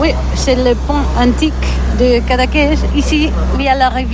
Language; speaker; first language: French; non-native, learner; Catalan